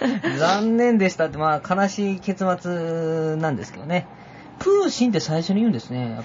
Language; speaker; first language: Japanese; native; Japanese